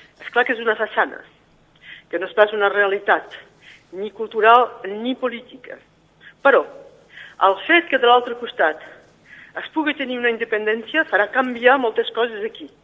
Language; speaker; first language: Catalan; native; Catalan